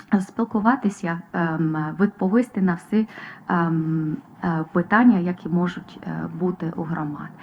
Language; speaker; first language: Ukrainian; non-native, fluent; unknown